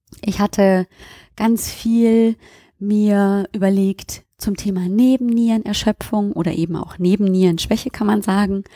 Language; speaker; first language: German; native; German